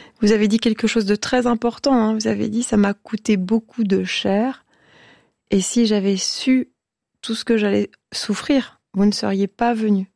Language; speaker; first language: French; native; French